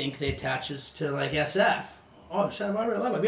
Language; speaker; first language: English; non-native, fluent; Swedish